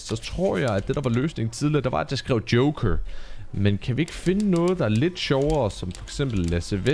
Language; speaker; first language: Danish; native; Danish